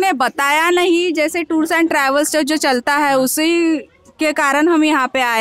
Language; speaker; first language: Hindi; non-native, local second language; Marathi